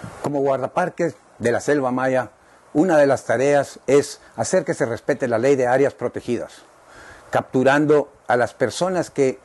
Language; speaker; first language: Spanish; native; Spanish